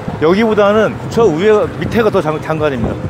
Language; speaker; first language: Korean; native; Korean